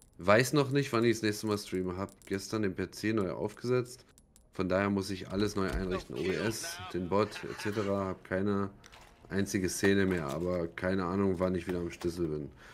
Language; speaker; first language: German; native; German